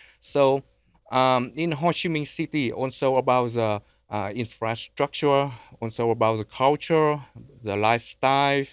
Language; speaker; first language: English; non-native, learner; Vietnamese